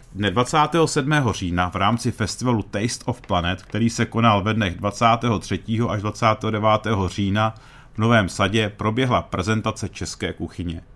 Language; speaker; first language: Czech; early bilingual, heritage; Czech